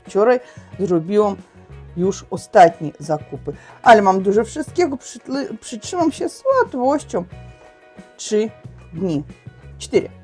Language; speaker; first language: Polish; non-native, learner; Russian